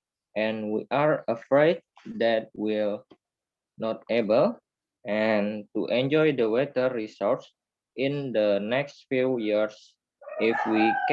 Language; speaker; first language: English; non-native, learner; Indonesian